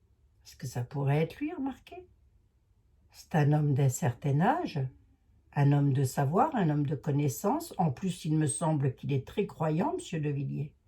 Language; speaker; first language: French; native; French